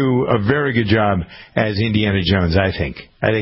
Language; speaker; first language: English; native; English